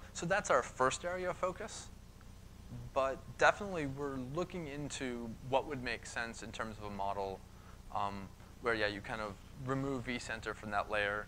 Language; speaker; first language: English; native; English